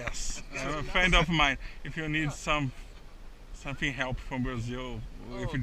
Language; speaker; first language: English; non-native, learner; Portuguese